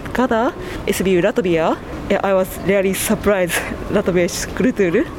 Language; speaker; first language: Latvian; non-native, learner; Japanese